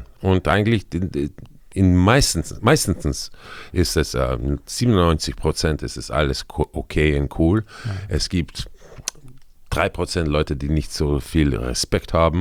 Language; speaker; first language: German; non-native, fluent; Croatian